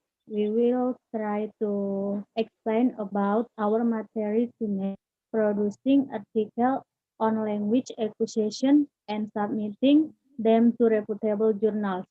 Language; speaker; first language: English; non-native, learner; Indonesian